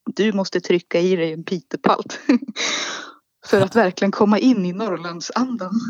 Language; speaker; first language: Swedish; native; Swedish